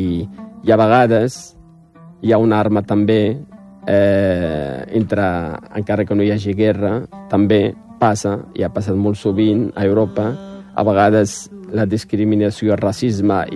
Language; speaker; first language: Catalan; non-native, fluent; Riffian